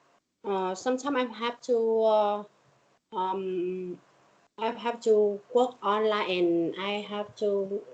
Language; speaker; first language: English; non-native, learner; Vietnamese